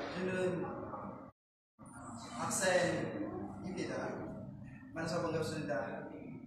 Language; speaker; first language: Korean; non-native, learner; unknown